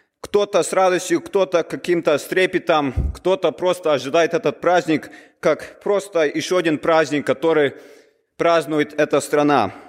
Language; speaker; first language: Russian; early bilingual, heritage; Russian